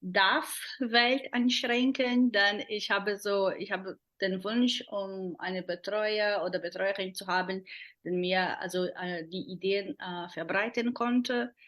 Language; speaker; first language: German; non-native, fluent; Portuguese